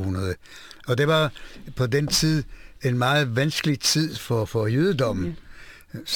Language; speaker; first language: Danish; non-native, fluent; Hebrew